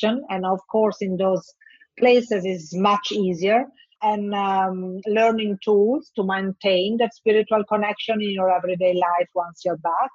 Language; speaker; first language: English; non-native, fluent; Italian